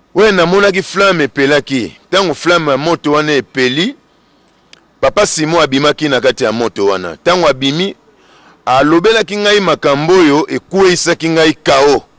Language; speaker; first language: Lingala; non-native, local second language; Kongo